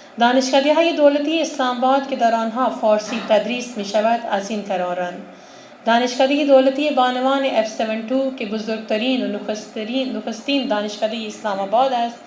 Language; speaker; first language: Persian; non-native, fluent; Urdu